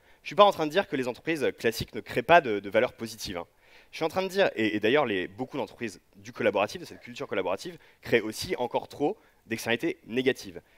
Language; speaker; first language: French; native; French